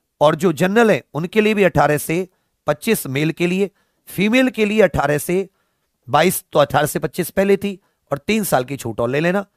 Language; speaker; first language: Hindi; native; Hindi